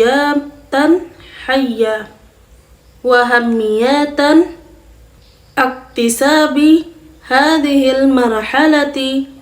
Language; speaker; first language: Arabic; non-native, fluent; Indonesian